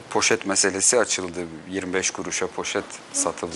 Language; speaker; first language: Turkish; native; Turkish